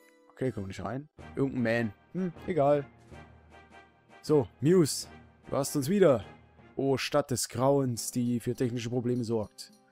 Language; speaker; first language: German; native; German